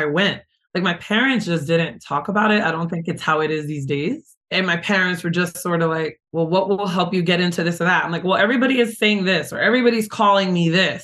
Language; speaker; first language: English; native; English